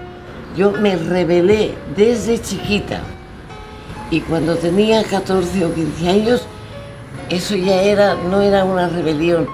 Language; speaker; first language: Spanish; native; Spanish